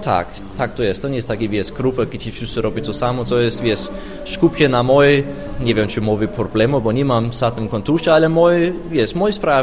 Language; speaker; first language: Polish; non-native, fluent; Danish